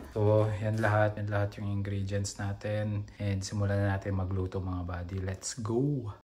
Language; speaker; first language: Filipino; native; Filipino